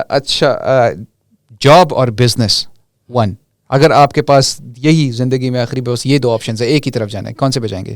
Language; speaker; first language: Urdu; non-native, local second language; Pashto